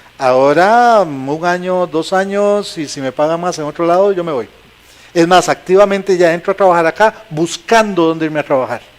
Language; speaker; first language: Spanish; native; Spanish